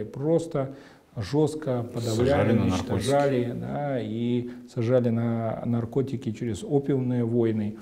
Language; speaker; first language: Russian; native; Russian